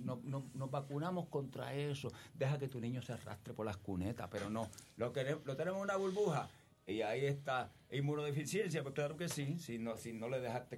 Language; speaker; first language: Spanish; native; Spanish